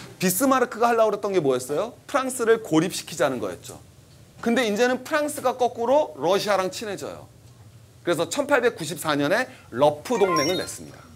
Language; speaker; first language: Korean; native; Korean